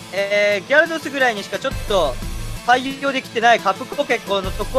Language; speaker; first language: Japanese; native; Japanese